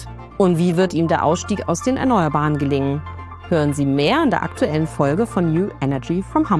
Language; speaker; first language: German; native; German